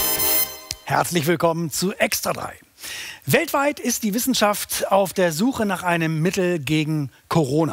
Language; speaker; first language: German; native; German